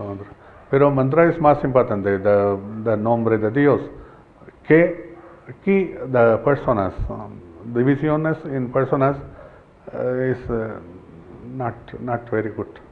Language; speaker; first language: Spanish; non-native, learner; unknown